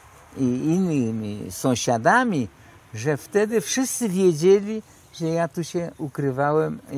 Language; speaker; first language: Polish; early bilingual, heritage; Polish